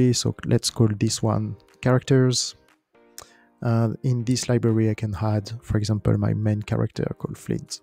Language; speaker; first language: English; non-native, fluent; French